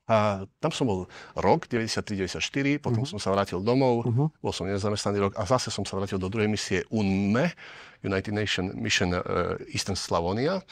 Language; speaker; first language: Slovak; native; Slovak